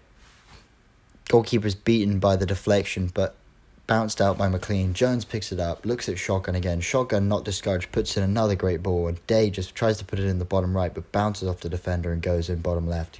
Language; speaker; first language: English; native; English